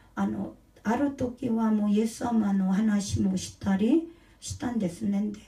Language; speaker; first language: Japanese; non-native, learner; Korean